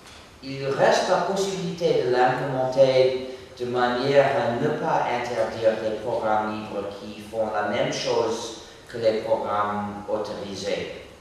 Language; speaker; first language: French; non-native, fluent; English